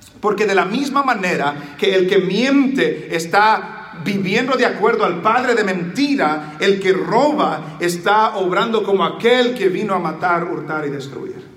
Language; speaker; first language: Spanish; early bilingual, heritage; Spanish